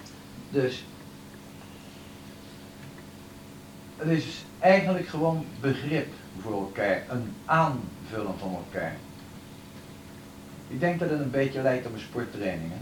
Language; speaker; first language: Dutch; native; Dutch